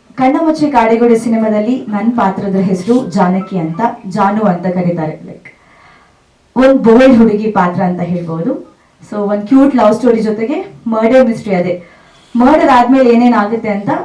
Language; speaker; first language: Kannada; non-native, local second language; Tulu